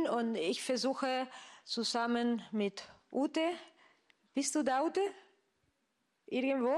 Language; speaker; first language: German; non-native, fluent; Spanish